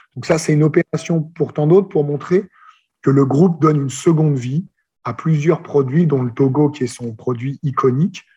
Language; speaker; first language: French; native; French